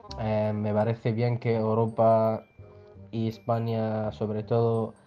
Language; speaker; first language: Spanish; non-native, fluent; Arabic